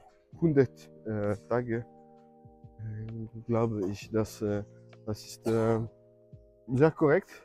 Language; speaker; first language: German; non-native, learner; French